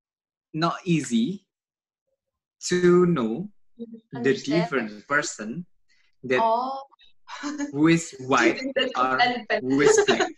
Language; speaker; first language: English; non-native, learner; Indonesian